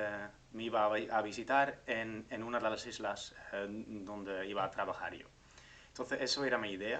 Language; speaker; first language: Spanish; non-native, fluent; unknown